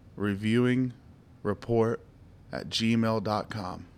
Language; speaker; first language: English; native; English